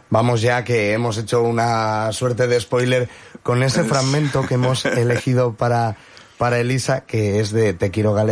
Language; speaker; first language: Spanish; native; Spanish